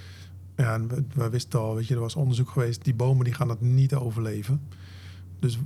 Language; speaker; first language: Dutch; native; Dutch